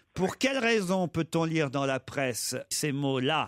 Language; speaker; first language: French; native; French